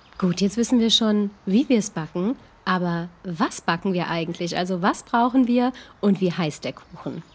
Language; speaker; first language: German; native; German